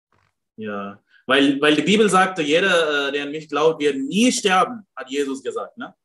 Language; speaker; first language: German; non-native, fluent; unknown